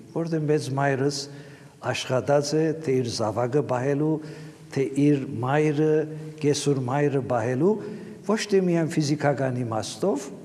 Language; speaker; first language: Armenian; early bilingual, heritage; Armenian